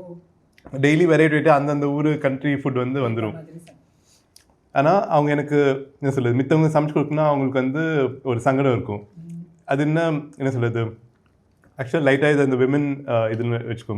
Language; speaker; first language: Tamil; native; Tamil